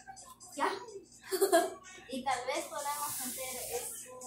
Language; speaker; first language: Spanish; early bilingual, heritage; Spanish